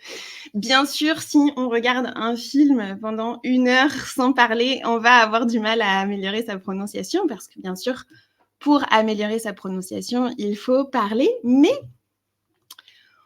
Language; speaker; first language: French; native; French